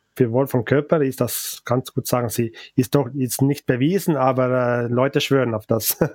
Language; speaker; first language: German; non-native, local second language; Ladin